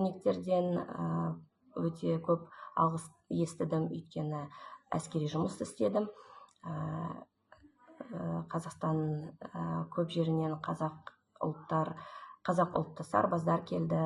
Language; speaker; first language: Kazakh; non-native, local second language; Russian